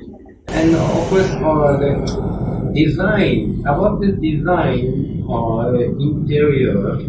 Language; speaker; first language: English; non-native, learner; Japanese